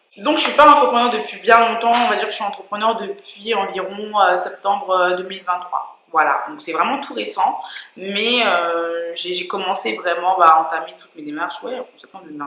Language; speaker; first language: French; native; French